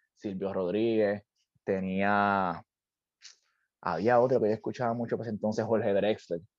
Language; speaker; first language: Spanish; native; Spanish